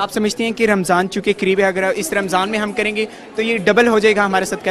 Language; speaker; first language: Urdu; native; Urdu